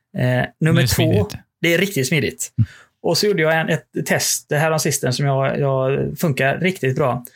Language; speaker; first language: Swedish; native; Swedish